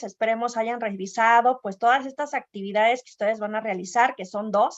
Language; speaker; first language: Spanish; native; Spanish